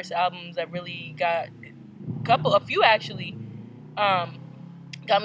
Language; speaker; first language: English; native; English